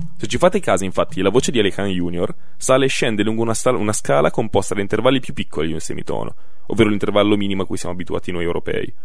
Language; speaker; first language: Italian; native; Italian